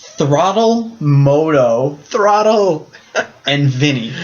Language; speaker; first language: English; native; English